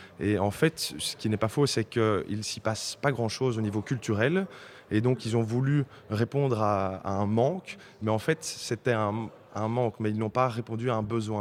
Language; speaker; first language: French; native; French